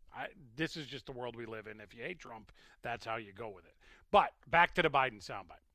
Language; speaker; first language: English; native; English